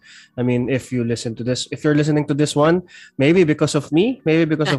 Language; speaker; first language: English; non-native, local second language; Filipino